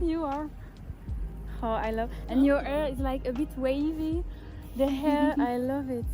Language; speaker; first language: English; non-native, fluent; French